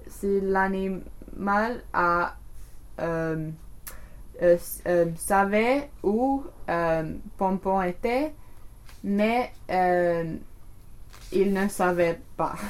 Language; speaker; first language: French; non-native, learner; English